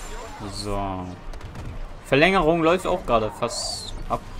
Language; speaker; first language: German; native; German